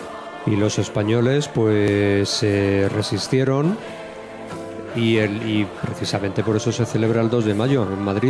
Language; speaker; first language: Spanish; native; Spanish